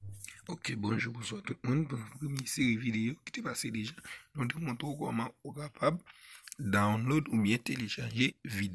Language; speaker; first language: French; non-native, learner; Haitian Creole